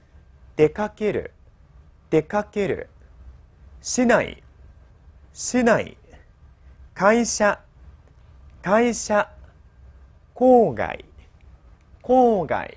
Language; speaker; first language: Japanese; non-native, fluent; Chinese